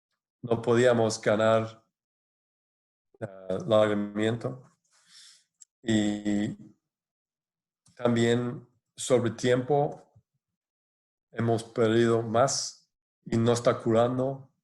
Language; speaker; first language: Spanish; non-native, fluent; English